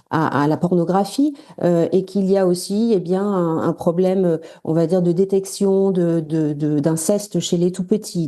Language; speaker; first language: French; native; French